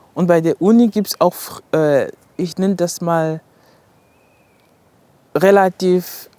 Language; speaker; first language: German; non-native, fluent; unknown